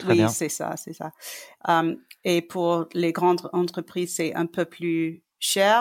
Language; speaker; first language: French; non-native, fluent; English